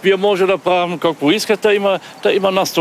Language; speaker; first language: Bulgarian; non-native, learner; German